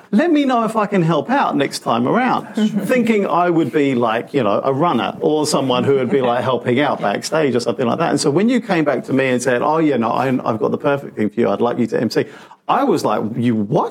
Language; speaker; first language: English; non-native, local second language; Punjabi